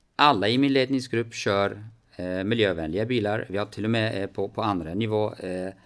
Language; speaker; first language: Swedish; early bilingual, other home language; Arabic